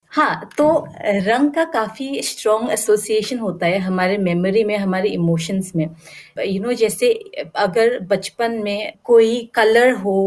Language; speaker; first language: Hindi; non-native, local second language; Garo